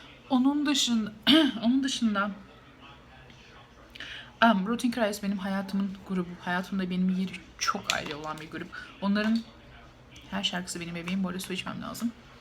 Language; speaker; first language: Turkish; native; Turkish